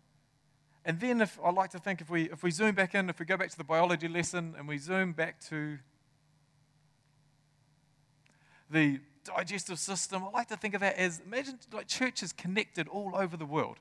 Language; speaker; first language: English; native; English